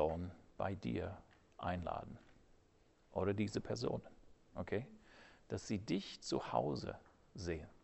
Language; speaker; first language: German; non-native, fluent; English